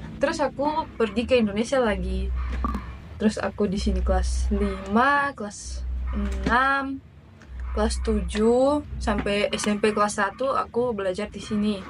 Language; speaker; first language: Indonesian; early bilingual, other home language; Russian